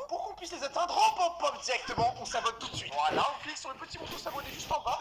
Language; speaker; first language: French; native; French